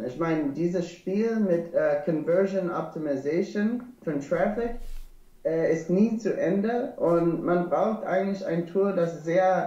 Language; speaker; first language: German; non-native, learner; English